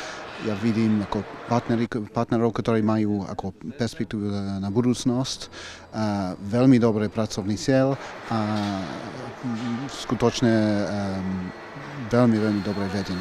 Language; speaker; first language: Slovak; non-native, fluent; English